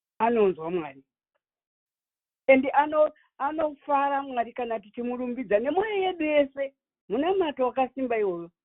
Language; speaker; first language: Shona; non-native, local second language; North Ndebele